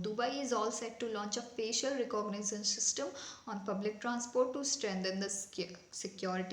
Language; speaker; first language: English; non-native, local second language; Hindi